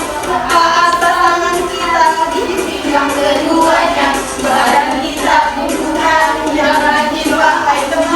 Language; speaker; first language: Indonesian; native; Indonesian